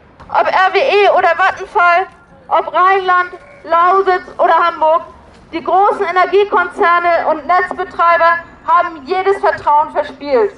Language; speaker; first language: German; native; German